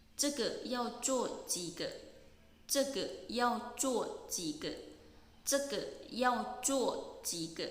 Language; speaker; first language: Chinese; non-native, fluent; Thai